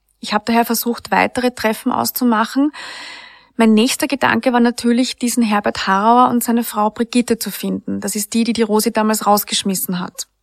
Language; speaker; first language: German; native; German